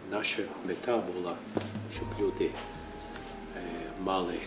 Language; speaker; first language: Ukrainian; early bilingual, heritage; Ukrainian